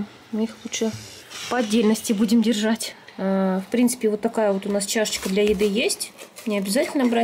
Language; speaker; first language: Russian; native; Russian